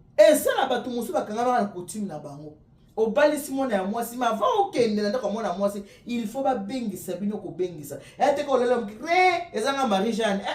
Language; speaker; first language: Lingala; non-native, local second language; Luba-Lulua